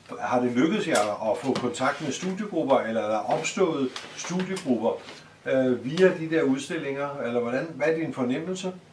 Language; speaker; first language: Danish; native; Danish